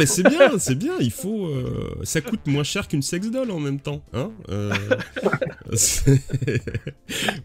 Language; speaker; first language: French; native; French